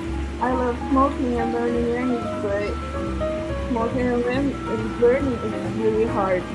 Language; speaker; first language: English; non-native, fluent; Russian